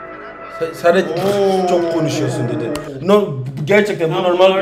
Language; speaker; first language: Turkish; non-native, learner; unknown